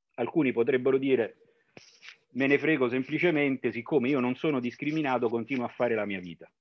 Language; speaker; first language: Italian; native; Italian